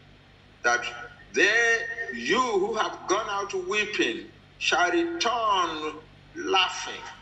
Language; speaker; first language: English; non-native, local second language; Yoruba